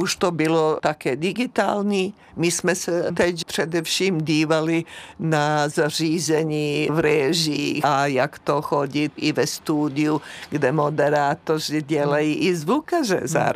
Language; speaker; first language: Czech; native; Czech